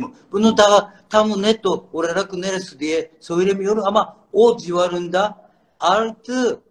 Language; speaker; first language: Turkish; non-native, learner; Japanese